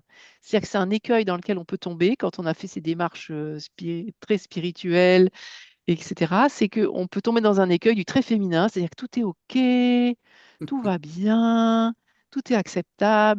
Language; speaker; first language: French; native; French